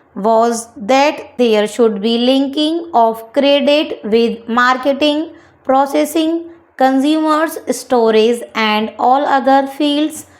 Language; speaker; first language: English; non-native, local second language; Hindi